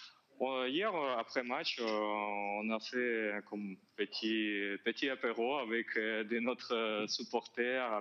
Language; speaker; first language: French; non-native, learner; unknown